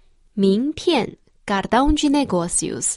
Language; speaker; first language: Portuguese; non-native, fluent; Chinese